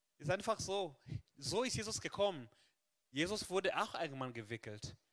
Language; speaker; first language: German; non-native, fluent; Swahili